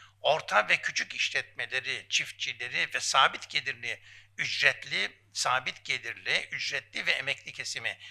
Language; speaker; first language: Turkish; native; Turkish